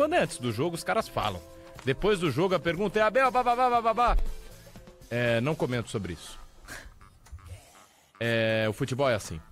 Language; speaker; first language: Portuguese; native; Portuguese